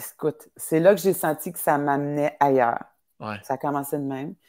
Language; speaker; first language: French; native; French